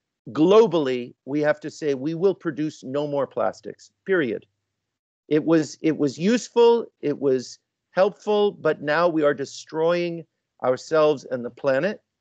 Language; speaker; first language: English; native; English